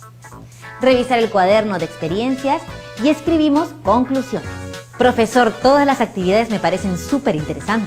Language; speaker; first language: Spanish; native; Spanish